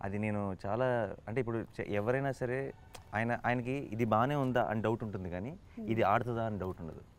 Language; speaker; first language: Telugu; native; Telugu